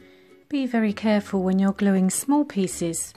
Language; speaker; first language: English; native; English